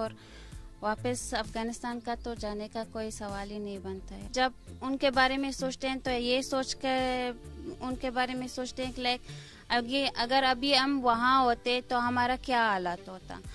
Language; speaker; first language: Hindi; non-native, fluent; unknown